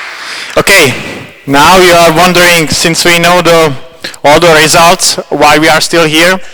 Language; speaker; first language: English; non-native, fluent; Czech